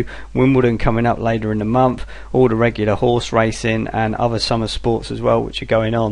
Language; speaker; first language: English; native; English